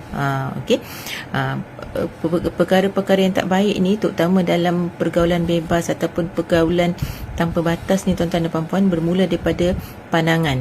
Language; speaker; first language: Malay; native; Malay